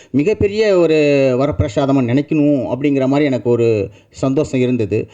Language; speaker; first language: Tamil; native; Tamil